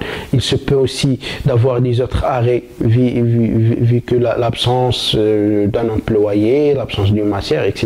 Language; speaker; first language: French; non-native, local second language; Arabic